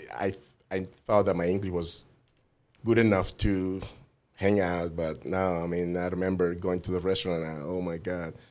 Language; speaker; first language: English; non-native, fluent; Spanish